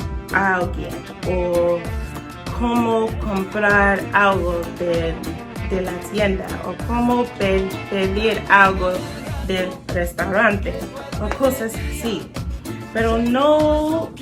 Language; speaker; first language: Spanish; non-native, learner; English